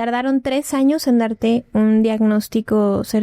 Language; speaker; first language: Spanish; native; Spanish